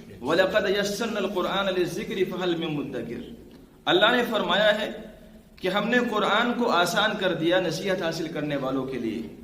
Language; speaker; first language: Urdu; native; Urdu